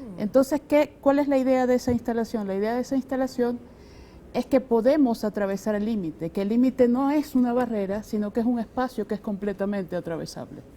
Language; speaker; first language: Spanish; native; Spanish